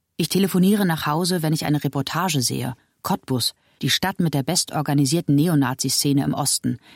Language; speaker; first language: German; native; German